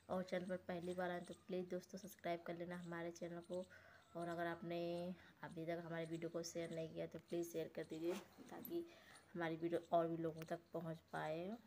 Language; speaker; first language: Hindi; native; Hindi